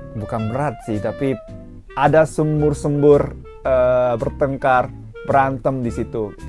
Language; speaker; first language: Indonesian; non-native, fluent; Japanese